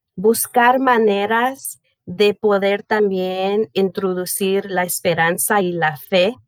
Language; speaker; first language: Spanish; early bilingual, heritage; Spanish